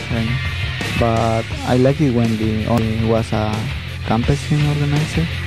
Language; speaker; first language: English; non-native, learner; Spanish